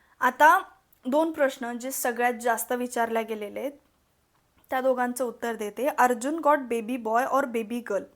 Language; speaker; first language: Marathi; non-native, local second language; Malayalam